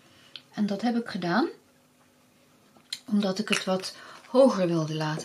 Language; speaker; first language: Dutch; native; Dutch